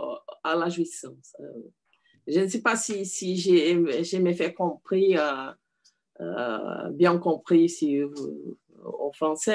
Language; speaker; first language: French; non-native, learner; Portuguese